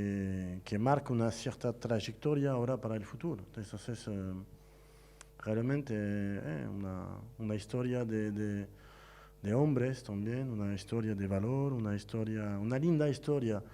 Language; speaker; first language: Spanish; non-native, fluent; French